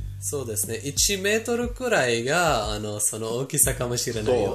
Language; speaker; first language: Japanese; non-native, fluent; Persian